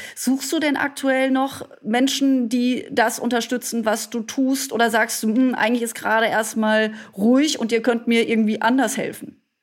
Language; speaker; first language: German; native; German